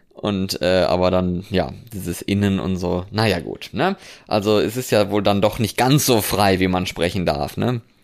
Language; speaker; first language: German; native; German